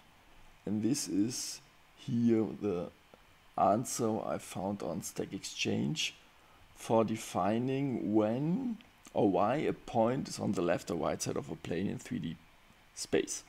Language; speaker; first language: English; non-native, fluent; German